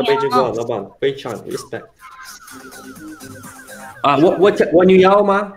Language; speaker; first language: Chinese; non-native, learner; Russian